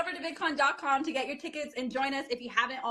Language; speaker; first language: English; native; English